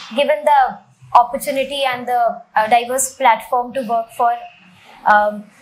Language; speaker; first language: English; non-native, local second language; Hindi